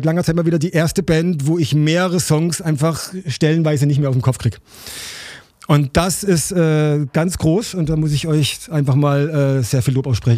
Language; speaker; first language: German; native; German